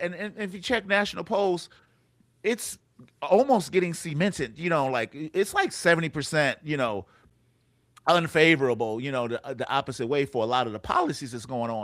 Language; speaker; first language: English; native; English